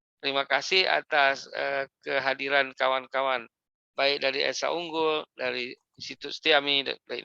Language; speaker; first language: Malay; native; Malay